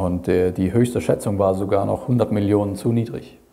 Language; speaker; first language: German; native; German